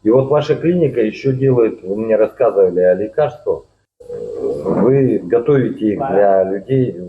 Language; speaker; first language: Russian; native; Russian